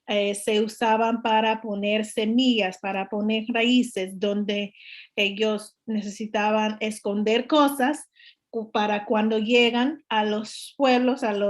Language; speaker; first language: Spanish; non-native, learner; English